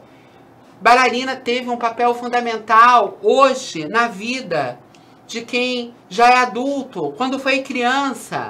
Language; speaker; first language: Portuguese; native; Portuguese